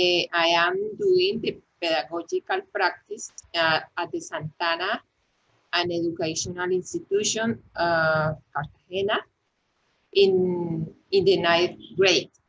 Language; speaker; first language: English; non-native, learner; Spanish